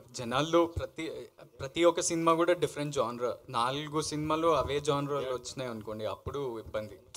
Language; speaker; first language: Telugu; native; Telugu